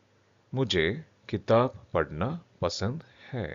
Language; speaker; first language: Hindi; non-native, local second language; Kannada